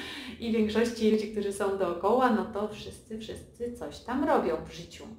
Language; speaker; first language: Polish; early bilingual, heritage; Polish